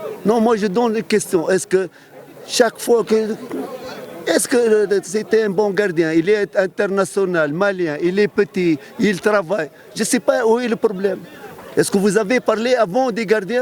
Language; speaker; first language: French; non-native, local second language; Arabic